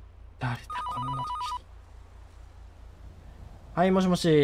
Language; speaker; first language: Japanese; native; Japanese